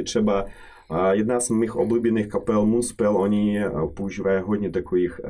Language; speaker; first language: Czech; non-native, learner; Russian